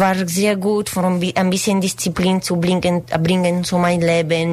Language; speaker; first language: German; non-native, learner; Spanish